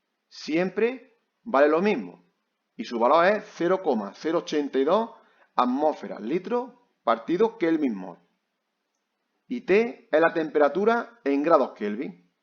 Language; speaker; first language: Spanish; native; Spanish